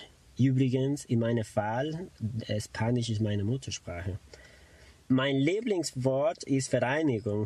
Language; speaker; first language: German; non-native, fluent; Spanish